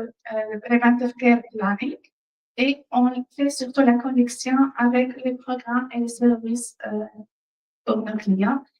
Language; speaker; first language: French; non-native, fluent; Arabic